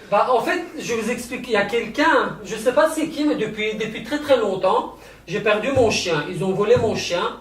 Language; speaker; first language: French; early bilingual, other home language; Turkish